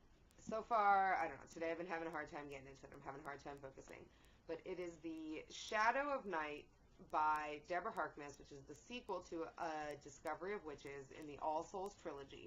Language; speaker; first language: English; native; English